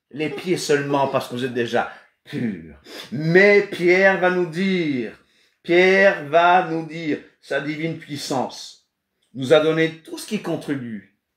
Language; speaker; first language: French; non-native, fluent; Kabuverdianu